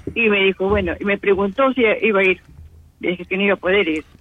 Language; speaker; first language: Spanish; native; Spanish